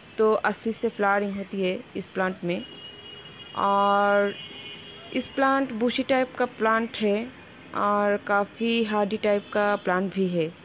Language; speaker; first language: Hindi; non-native, local second language; Bangla